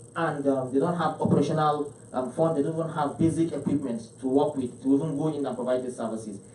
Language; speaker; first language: English; non-native, local second language; Hausa